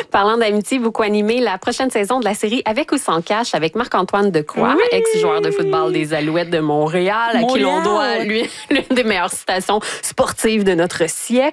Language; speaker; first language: French; native; French